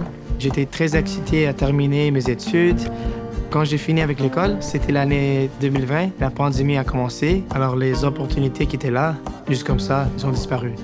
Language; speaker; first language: French; non-native, local second language; English